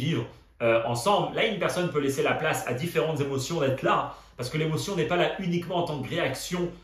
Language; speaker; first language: French; native; French